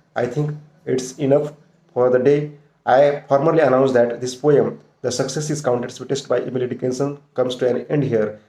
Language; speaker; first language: English; non-native, local second language; Marathi